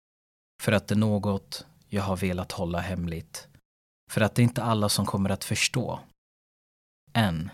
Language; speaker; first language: Swedish; early bilingual, other home language; Lingala